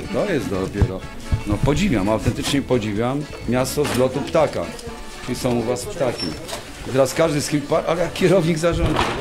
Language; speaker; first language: Polish; native; Polish